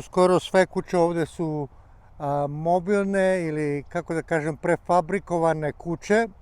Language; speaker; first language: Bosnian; non-native, local second language; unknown